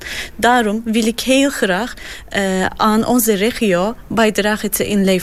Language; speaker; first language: Dutch; non-native, learner; Turkish